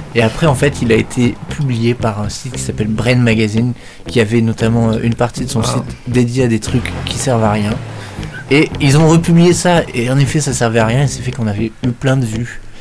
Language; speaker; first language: French; native; French